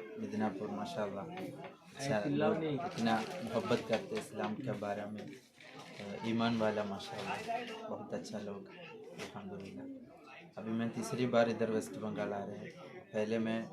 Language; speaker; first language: Hindi; non-native, local second language; Malayalam